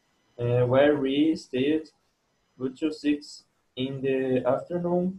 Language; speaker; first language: English; non-native, learner; Portuguese